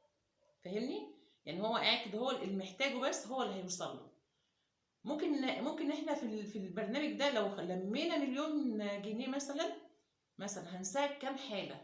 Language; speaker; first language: Arabic; native; Arabic